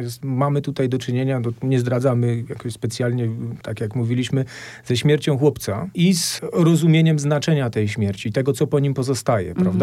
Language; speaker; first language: Polish; native; Polish